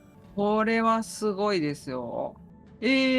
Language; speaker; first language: Japanese; native; Japanese